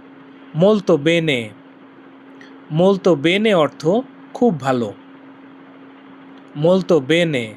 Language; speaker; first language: Italian; non-native, learner; Bangla